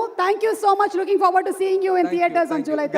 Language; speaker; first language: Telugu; native; Telugu